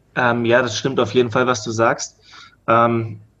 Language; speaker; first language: German; native; German